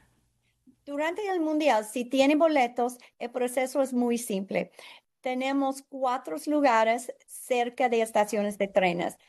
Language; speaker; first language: Spanish; non-native, learner; English